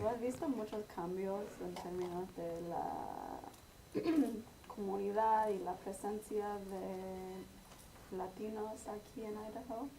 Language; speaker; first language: Spanish; non-native, fluent; English